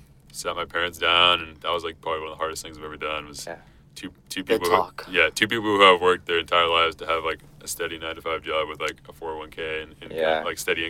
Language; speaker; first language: English; native; English